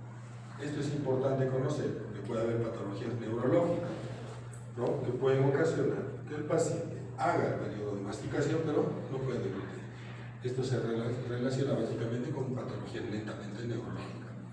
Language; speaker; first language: Spanish; native; Spanish